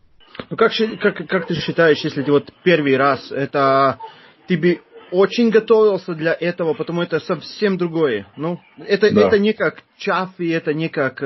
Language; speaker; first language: Russian; non-native, fluent; Turkish